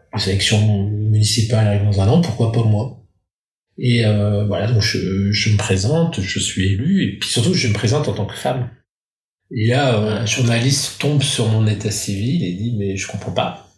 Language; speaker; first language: French; native; French